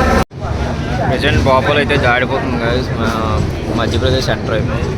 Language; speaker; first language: Telugu; native; Telugu